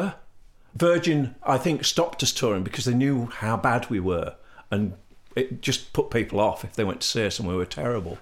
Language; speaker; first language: English; native; English